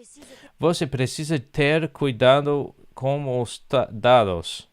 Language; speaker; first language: Portuguese; non-native, learner; English